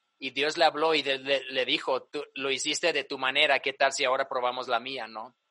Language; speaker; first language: Spanish; early bilingual, other home language; English